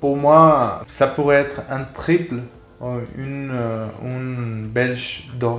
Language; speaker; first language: French; non-native, fluent; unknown